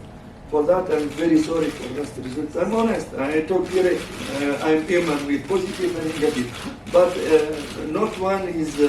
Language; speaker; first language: English; non-native, learner; French